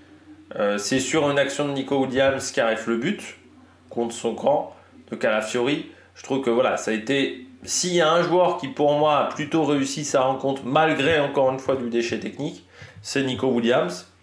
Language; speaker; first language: French; native; French